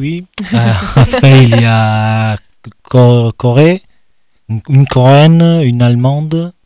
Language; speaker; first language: French; non-native, fluent; Italian